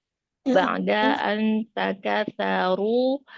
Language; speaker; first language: Arabic; non-native, learner; Indonesian